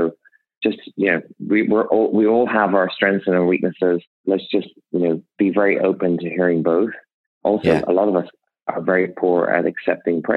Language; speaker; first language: English; native; English